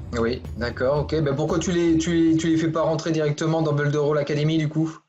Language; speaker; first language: French; native; French